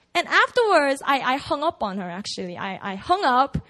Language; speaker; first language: English; non-native, fluent; Korean